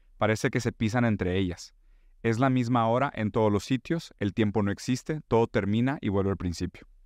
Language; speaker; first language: Spanish; non-native, fluent; Portuguese